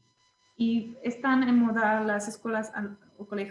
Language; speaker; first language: Spanish; non-native, fluent; Czech